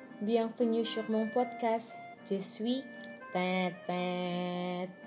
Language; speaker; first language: French; non-native, learner; Indonesian